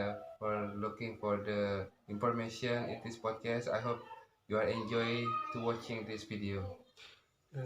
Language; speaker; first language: English; non-native, learner; Indonesian